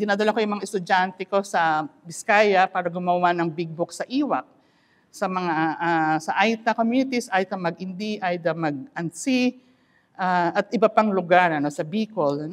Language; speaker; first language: Filipino; non-native, local second language; Iloko